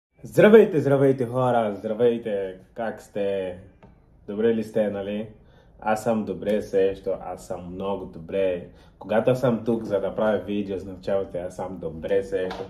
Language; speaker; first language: Bulgarian; non-native, learner; Portuguese